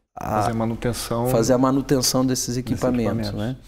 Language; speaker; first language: Portuguese; native; Portuguese